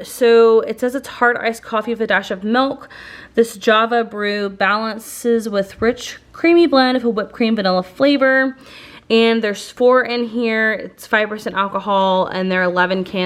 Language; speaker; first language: English; native; English